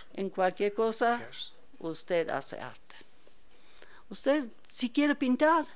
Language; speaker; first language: Spanish; non-native, fluent; German